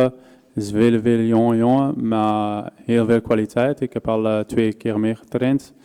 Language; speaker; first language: Dutch; non-native, local second language; French